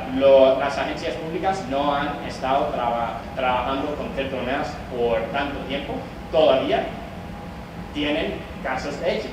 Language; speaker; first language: Spanish; non-native, fluent; English